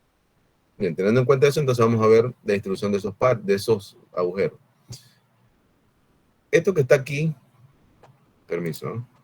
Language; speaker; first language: Spanish; native; Spanish